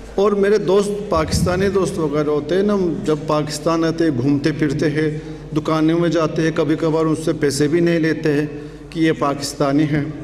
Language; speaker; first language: Urdu; non-native, fluent; Turkish